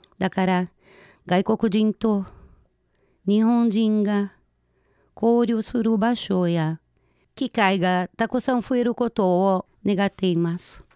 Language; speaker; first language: Japanese; non-native, fluent; Portuguese